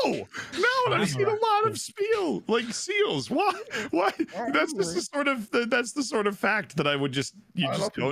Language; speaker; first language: English; native; English